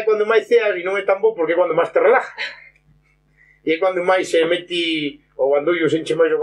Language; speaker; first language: Spanish; non-native, local second language; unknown